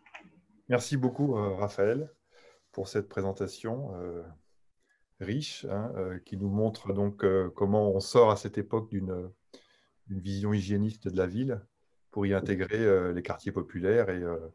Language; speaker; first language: French; native; French